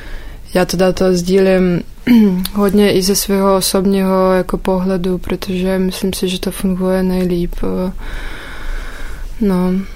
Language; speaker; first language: Czech; non-native, fluent; Russian